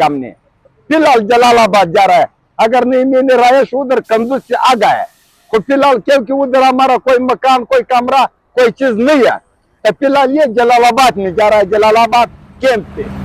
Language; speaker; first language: Hindi; early bilingual, other home language; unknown